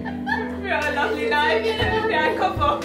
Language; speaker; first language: German; non-native, learner; Mongolian